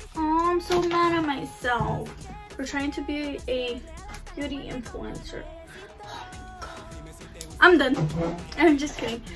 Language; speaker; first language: English; early bilingual, other home language; Spanish